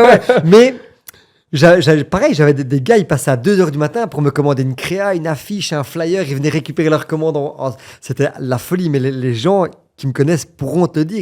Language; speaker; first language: French; native; French